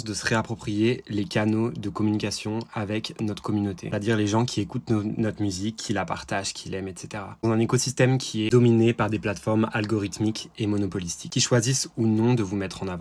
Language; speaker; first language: French; native; French